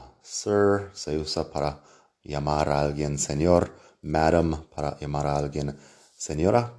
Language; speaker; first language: Spanish; non-native, fluent; English